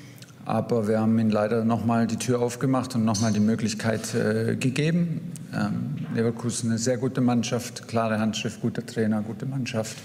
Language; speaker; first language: German; native; German